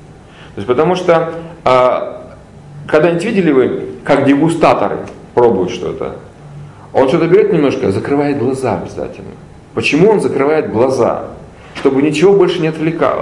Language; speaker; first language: Russian; native; Russian